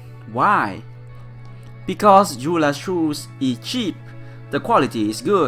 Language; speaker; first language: English; non-native, fluent; Vietnamese